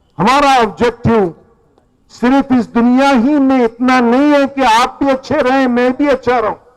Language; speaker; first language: Urdu; native; Urdu